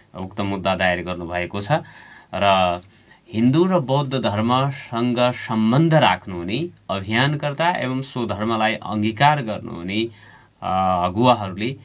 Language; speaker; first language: Nepali; native; Nepali